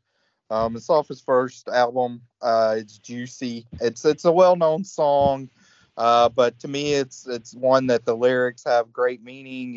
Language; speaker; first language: English; native; English